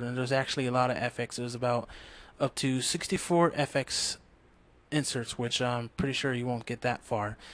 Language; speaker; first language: English; native; English